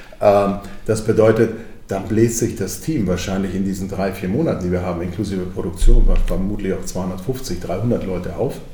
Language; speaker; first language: German; early bilingual, other home language; Croatian